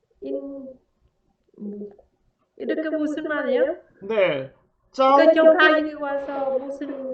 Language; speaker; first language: Korean; non-native, learner; Vietnamese